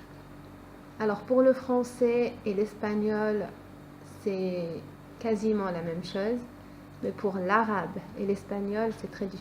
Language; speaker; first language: French; native; French